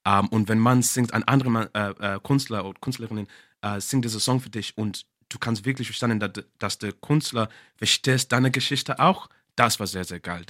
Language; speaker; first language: German; non-native, learner; English